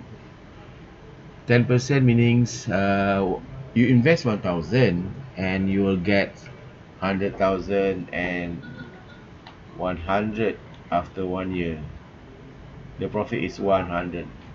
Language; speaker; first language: English; non-native, local second language; Malay